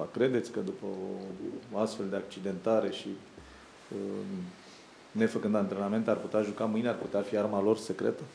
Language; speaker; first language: Romanian; native; Romanian